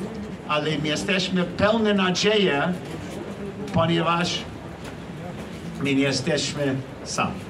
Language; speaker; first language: Polish; non-native, learner; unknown